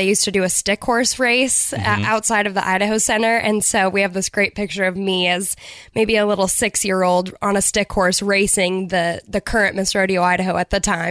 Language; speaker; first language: English; native; English